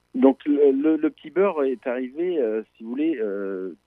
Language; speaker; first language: French; native; French